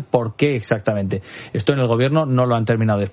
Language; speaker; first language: Spanish; native; Spanish